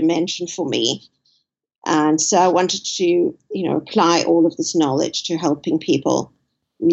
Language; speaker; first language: English; native; English